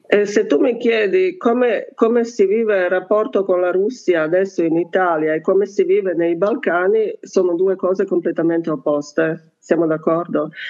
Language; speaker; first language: Italian; non-native, fluent; Bosnian